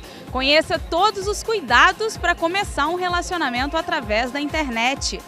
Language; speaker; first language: Portuguese; native; Portuguese